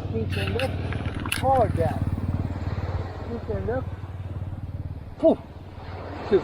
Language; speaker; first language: English; non-native, learner; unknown